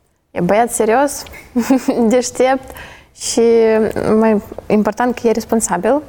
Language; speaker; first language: Romanian; non-native, fluent; Ukrainian